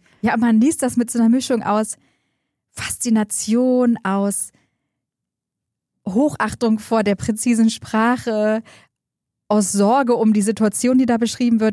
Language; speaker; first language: German; native; German